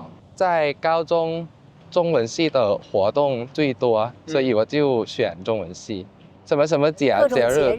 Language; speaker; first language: Chinese; non-native, fluent; Thai